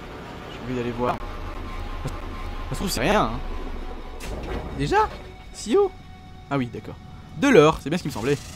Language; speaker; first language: French; native; French